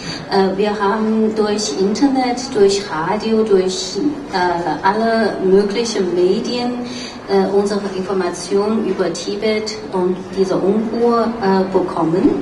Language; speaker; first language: German; non-native, fluent; Chinese